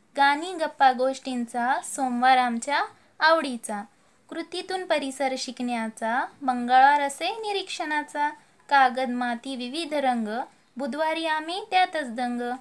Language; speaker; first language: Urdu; native; Urdu